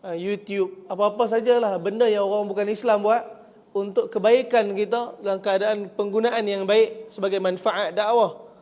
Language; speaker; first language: Malay; native; Malay